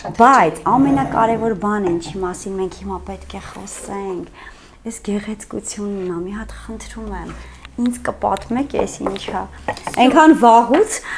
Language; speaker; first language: Armenian; native; Armenian